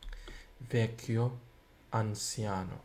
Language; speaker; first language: Italian; non-native, learner; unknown